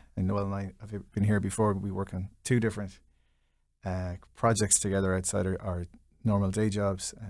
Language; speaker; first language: English; native; English